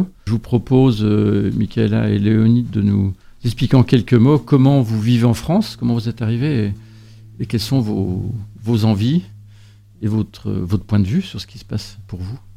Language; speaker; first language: French; native; French